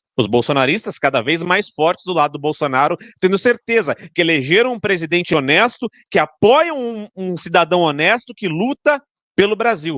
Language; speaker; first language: Portuguese; native; Portuguese